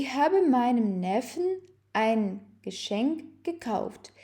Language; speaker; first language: German; non-native, fluent; Ukrainian